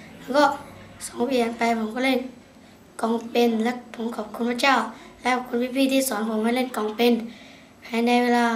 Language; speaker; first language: Thai; non-native, local second language; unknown